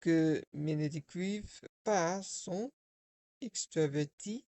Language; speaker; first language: French; non-native, learner; English